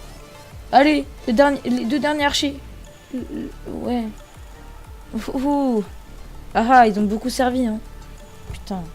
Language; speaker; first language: French; native; French